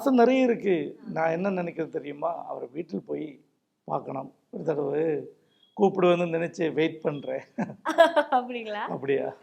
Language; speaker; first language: Tamil; non-native, local second language; Malayalam